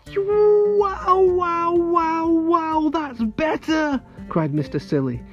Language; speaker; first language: English; native; English